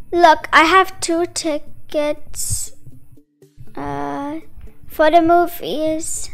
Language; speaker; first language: English; native; English